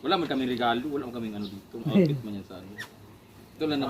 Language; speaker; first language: Filipino; non-native, local second language; Cebuano